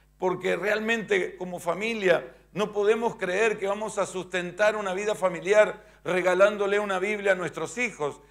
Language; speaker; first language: Spanish; native; Spanish